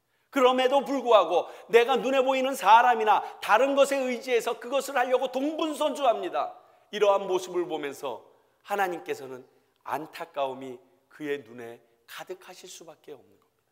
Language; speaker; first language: Korean; native; Korean